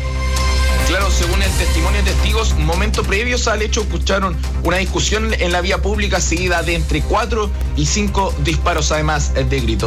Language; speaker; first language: Spanish; native; Spanish